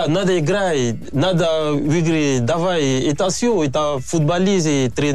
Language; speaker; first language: Russian; non-native, learner; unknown